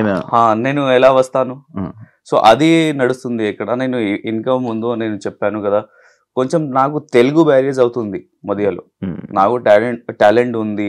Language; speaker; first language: Telugu; non-native, local second language; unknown